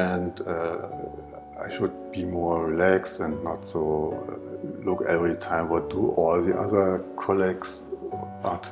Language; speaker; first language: English; non-native, learner; German